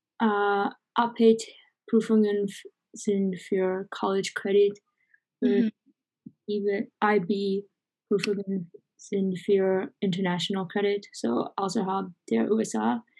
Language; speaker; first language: German; non-native, learner; English